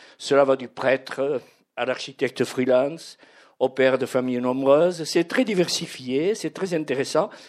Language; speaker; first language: French; native; French